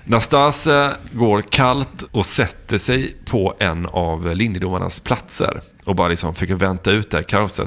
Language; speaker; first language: Swedish; native; Swedish